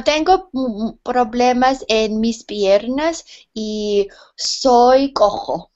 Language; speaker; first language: Spanish; non-native, learner; English